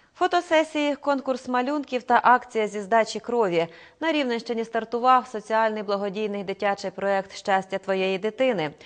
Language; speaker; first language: Ukrainian; native; Ukrainian